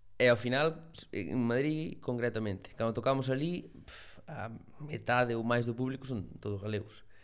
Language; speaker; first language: Galician; native; Galician